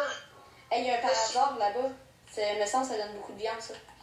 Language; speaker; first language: French; native; French